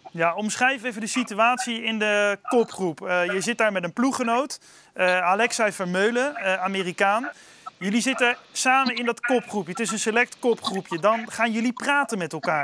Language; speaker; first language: Dutch; native; Dutch